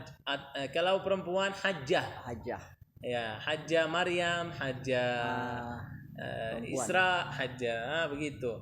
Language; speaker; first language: Indonesian; non-native, learner; Arabic